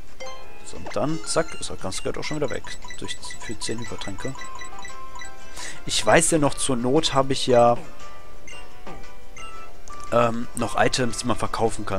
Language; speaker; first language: German; native; German